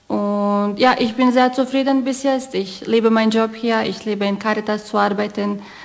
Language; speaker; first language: German; non-native, fluent; Croatian